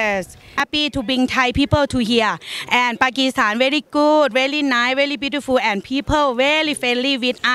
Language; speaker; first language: English; non-native, learner; Thai